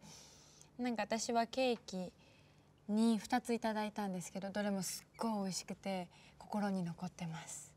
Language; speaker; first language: Japanese; native; Japanese